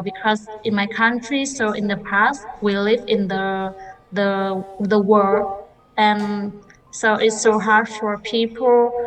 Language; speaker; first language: English; non-native, learner; Vietnamese